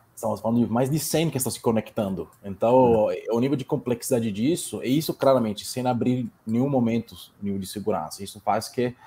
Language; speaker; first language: Portuguese; non-native, fluent; Italian